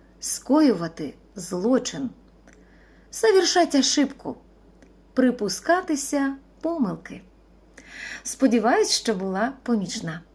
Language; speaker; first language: Ukrainian; native; Ukrainian